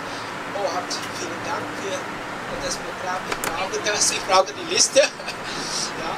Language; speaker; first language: German; non-native, fluent; Vietnamese